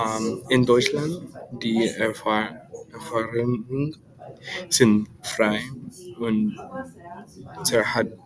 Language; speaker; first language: German; non-native, learner; English